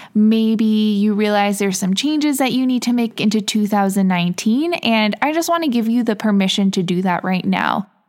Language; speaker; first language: English; native; English